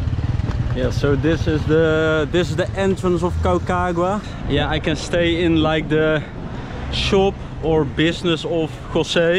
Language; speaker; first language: English; non-native, fluent; Dutch